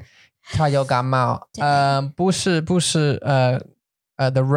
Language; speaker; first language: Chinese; non-native, learner; English